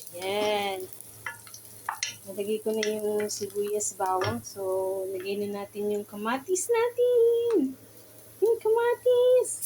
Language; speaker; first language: Filipino; non-native, local second language; Bikol